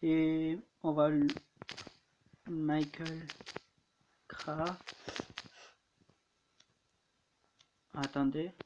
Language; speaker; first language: French; native; French